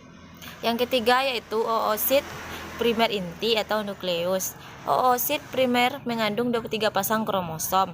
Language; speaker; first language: Indonesian; native; Indonesian